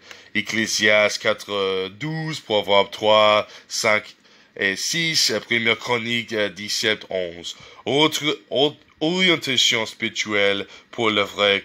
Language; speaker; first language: French; non-native, learner; English